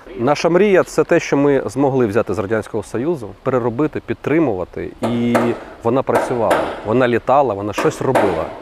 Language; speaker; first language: Ukrainian; non-native, local second language; Russian